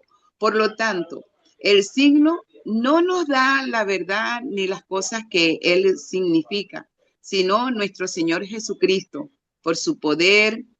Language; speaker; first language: Spanish; native; Spanish